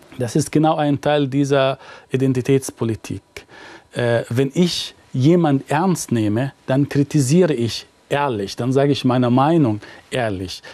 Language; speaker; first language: German; non-native, fluent; Arabic